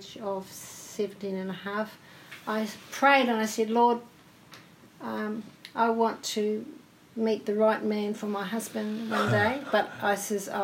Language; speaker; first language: English; native; English